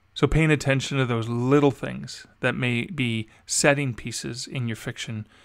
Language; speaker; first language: English; native; English